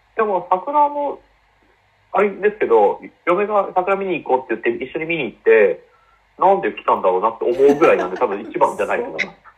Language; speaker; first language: Japanese; native; Japanese